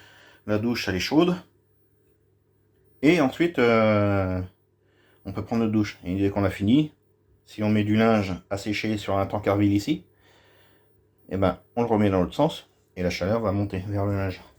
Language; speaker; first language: French; native; French